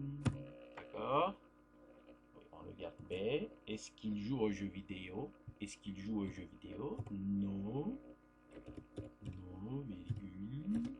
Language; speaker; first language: French; non-native, fluent; Turkish